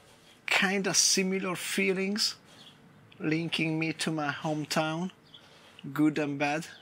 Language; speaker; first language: English; non-native, fluent; Italian